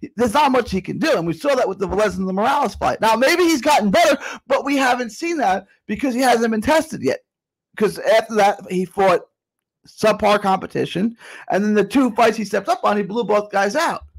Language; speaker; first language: English; native; English